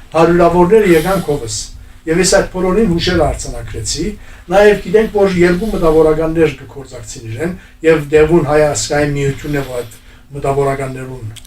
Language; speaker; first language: Armenian; native; Armenian